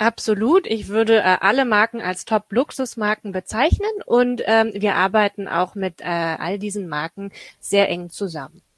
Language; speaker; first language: German; native; German